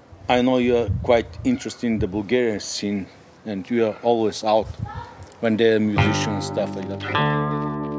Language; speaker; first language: English; non-native, learner; Bulgarian